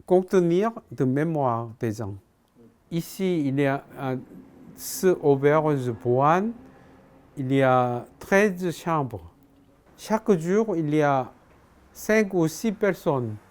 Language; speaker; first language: French; non-native, fluent; Korean